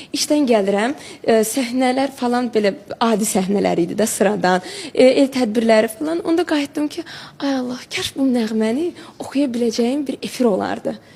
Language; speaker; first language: Azerbaijani; non-native, local second language; Russian